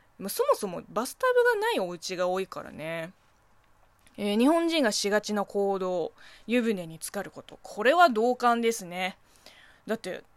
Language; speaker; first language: Japanese; non-native, fluent; Chinese